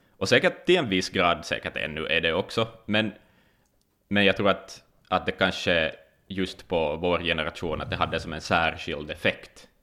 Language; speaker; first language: Swedish; native; Swedish